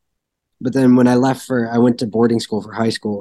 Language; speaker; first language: English; native; English